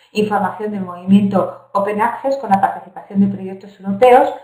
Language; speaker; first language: Spanish; native; Spanish